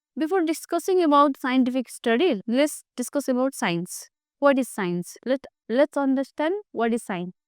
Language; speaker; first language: English; non-native, local second language; Nepali